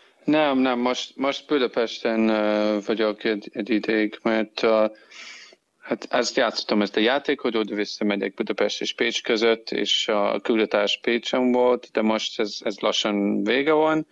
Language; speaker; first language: Hungarian; non-native, fluent; English